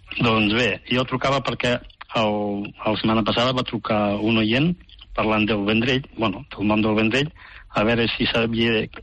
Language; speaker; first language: Catalan; native; Catalan